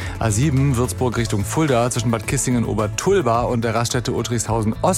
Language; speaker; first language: German; native; German